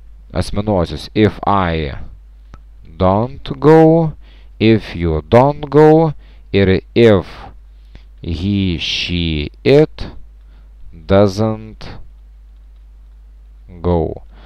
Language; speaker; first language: English; non-native, fluent; Lithuanian